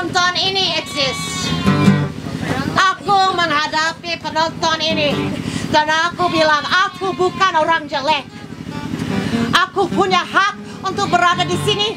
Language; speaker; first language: Indonesian; non-native, fluent; English